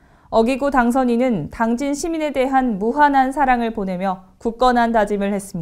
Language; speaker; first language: Korean; native; Korean